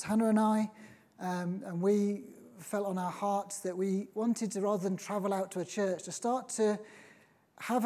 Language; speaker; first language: English; native; English